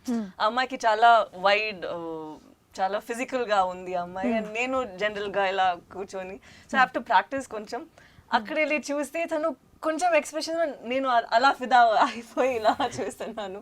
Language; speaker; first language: Telugu; non-native, local second language; Tamil